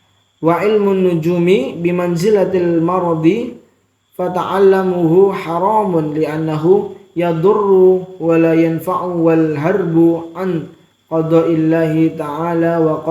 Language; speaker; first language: Arabic; non-native, learner; Indonesian